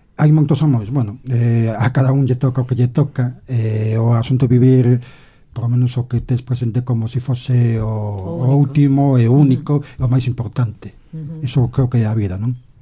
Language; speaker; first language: Galician; native; Galician